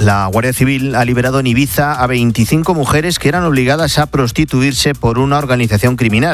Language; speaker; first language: Spanish; native; Spanish